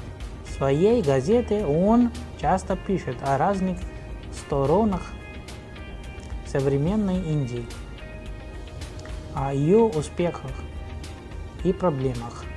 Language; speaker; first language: Russian; non-native, fluent; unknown